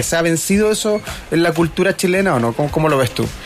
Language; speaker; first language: Spanish; native; Spanish